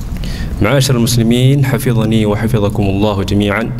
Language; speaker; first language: Arabic; non-native, fluent; Indonesian